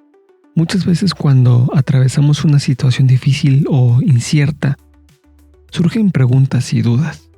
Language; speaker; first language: Spanish; native; Spanish